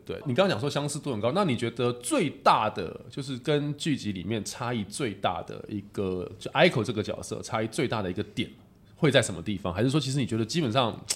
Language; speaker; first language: Chinese; native; Chinese